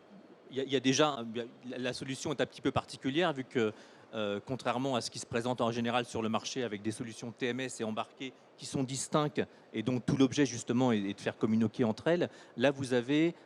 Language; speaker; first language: French; native; French